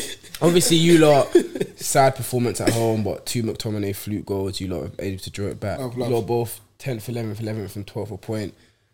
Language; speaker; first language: English; native; English